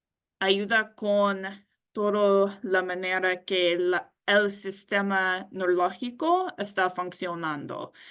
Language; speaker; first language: Spanish; non-native, learner; English